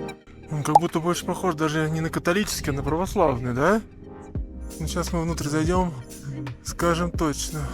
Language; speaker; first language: Russian; native; Russian